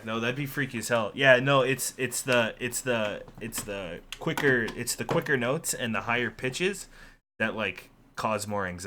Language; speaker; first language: English; native; English